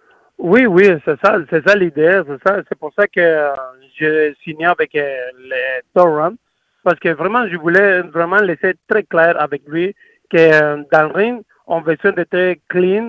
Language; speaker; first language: French; non-native, learner; Spanish